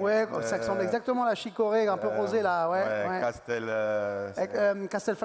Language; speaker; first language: French; native; French